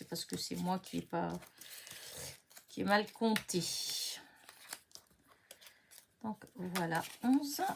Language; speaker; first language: French; native; French